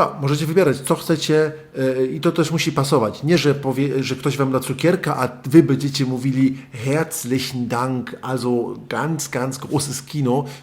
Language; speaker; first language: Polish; early bilingual, other home language; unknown